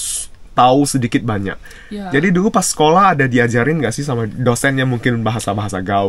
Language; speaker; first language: Indonesian; native; Indonesian